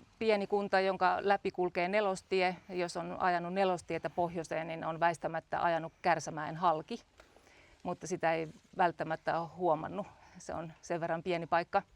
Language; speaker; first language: Finnish; native; Finnish